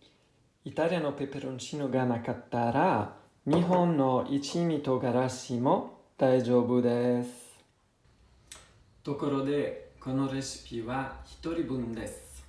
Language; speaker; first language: Japanese; non-native, learner; Italian